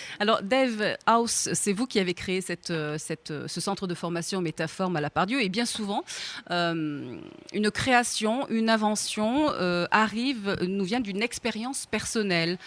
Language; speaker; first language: French; native; French